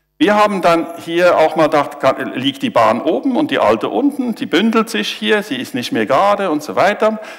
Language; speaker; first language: German; native; German